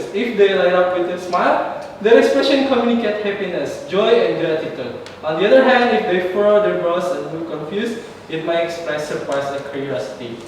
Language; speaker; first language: English; non-native, fluent; Indonesian